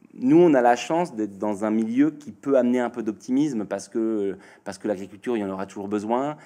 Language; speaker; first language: French; native; French